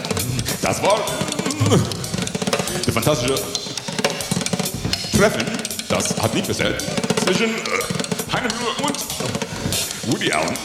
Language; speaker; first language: German; non-native, learner; English